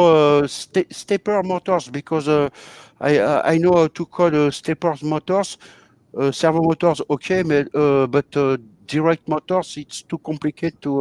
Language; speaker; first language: English; non-native, learner; French